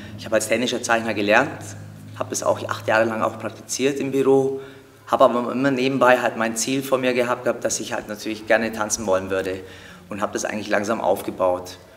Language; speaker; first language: German; early bilingual, other home language; Turkish